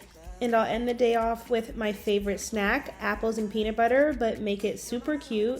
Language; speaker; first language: English; native; English